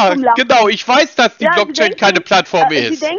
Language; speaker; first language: German; native; German